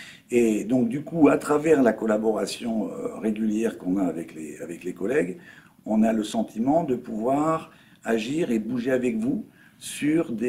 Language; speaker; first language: French; native; French